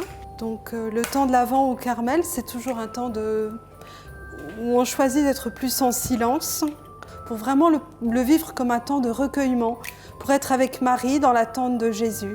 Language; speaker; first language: French; native; French